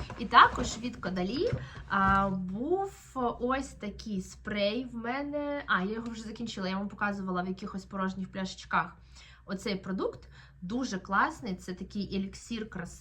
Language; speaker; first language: Ukrainian; native; Ukrainian